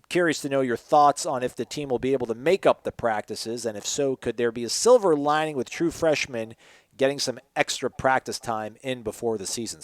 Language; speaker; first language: English; native; English